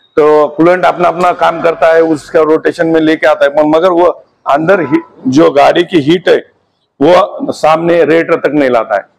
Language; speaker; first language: Hindi; non-native, local second language; Marathi